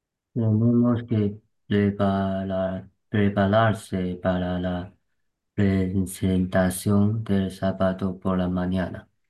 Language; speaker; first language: Spanish; non-native, learner; Chinese